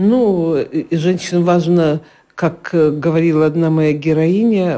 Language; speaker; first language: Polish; non-native, learner; Russian